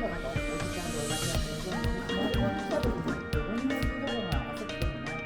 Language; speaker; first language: Japanese; native; Japanese